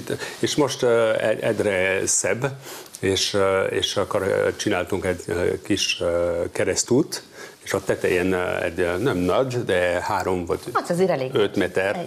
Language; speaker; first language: Hungarian; non-native, learner; French